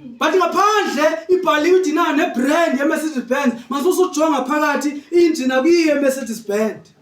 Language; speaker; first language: Zulu; non-native, local second language; Xhosa